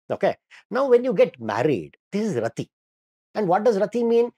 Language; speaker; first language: English; non-native, local second language; Kannada